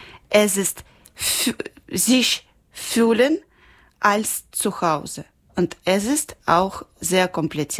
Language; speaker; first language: German; non-native, learner; Ukrainian